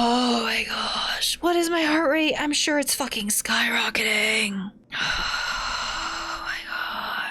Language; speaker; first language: English; native; English